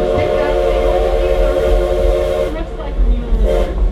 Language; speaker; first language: English; native; English